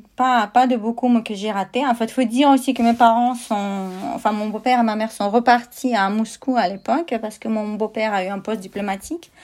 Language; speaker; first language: French; non-native, fluent; Russian